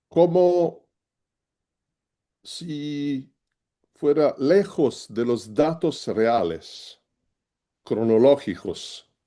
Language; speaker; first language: Spanish; non-native, learner; Italian